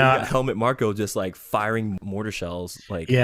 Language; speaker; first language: English; native; English